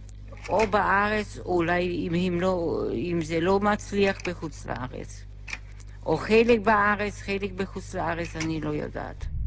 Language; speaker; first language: Hebrew; non-native, fluent; German